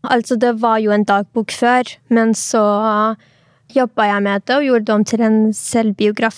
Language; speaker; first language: Norwegian; early bilingual, other home language; Arabic